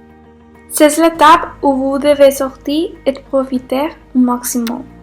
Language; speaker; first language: French; non-native, learner; Spanish